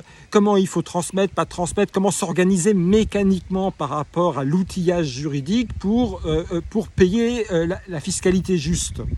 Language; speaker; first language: French; native; French